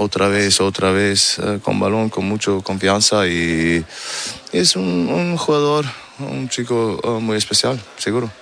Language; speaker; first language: Spanish; non-native, learner; German